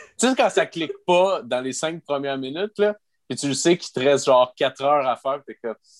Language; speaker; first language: French; native; French